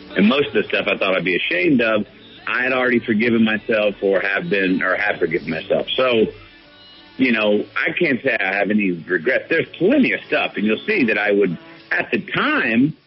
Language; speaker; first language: English; native; English